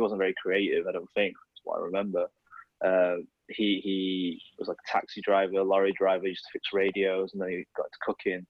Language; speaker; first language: English; native; English